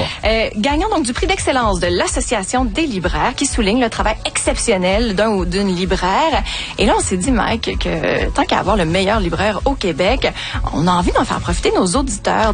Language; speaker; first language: French; native; French